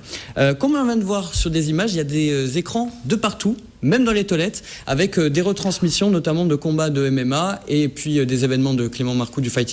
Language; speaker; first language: French; native; French